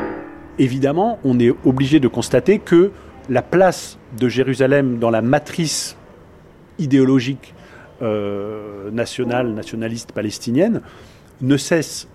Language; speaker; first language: French; native; French